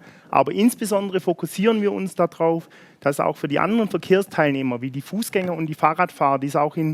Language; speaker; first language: German; native; German